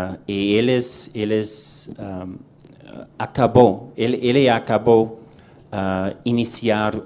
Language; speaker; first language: Portuguese; non-native, learner; English